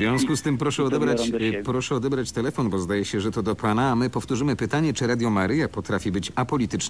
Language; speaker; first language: Polish; native; Polish